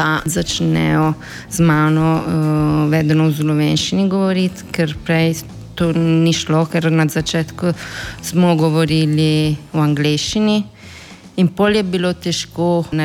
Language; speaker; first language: Slovenian; non-native, fluent; Italian